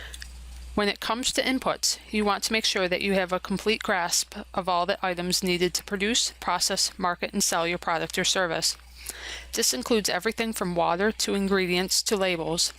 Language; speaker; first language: English; native; English